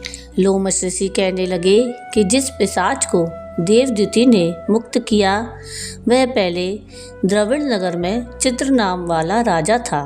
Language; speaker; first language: Hindi; native; Hindi